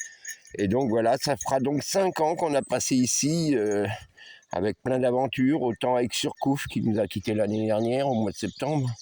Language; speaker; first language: French; native; French